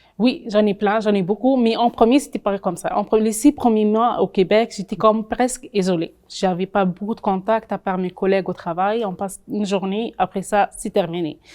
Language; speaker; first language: French; non-native, local second language; Arabic